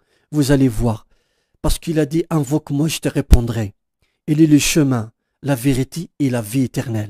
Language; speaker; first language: French; non-native, local second language; Kabyle